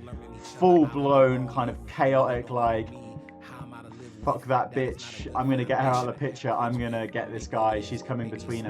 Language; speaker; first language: English; native; English